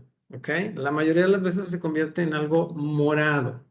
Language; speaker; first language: Spanish; native; Spanish